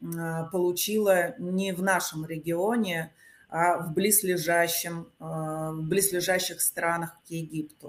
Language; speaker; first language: Russian; native; Russian